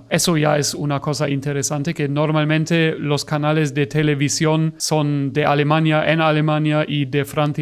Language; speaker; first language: Spanish; non-native, fluent; German